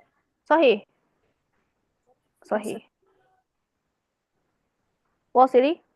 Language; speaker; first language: Arabic; non-native, fluent; Indonesian